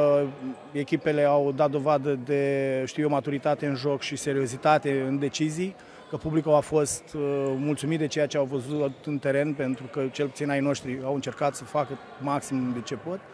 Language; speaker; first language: Romanian; native; Romanian